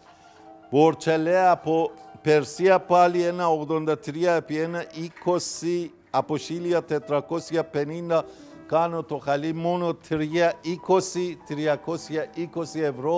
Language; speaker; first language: Greek; non-native, fluent; Persian